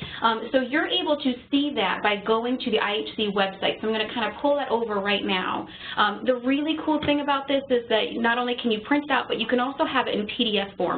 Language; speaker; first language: English; native; English